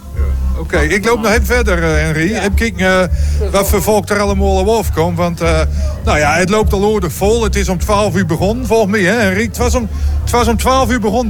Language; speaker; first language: Dutch; native; Dutch